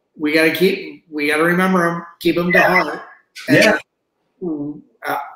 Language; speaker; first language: English; native; English